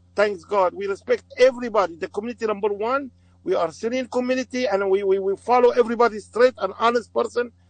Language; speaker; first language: English; non-native, learner; Arabic